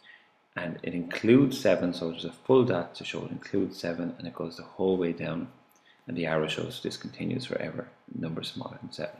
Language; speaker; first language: English; native; English